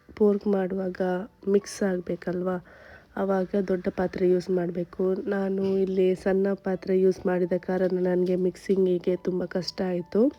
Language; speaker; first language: Kannada; non-native, local second language; Konkani